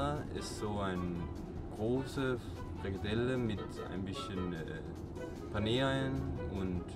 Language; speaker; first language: German; non-native, learner; Danish